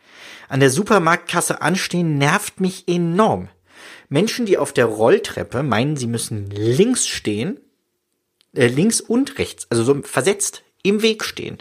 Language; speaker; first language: German; native; German